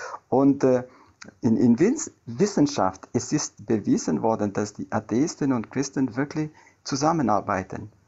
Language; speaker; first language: German; non-native, learner; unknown